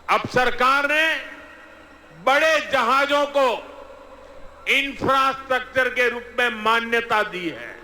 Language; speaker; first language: Hindi; non-native, local second language; Gujarati